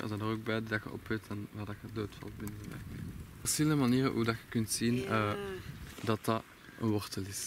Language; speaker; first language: Dutch; native; Dutch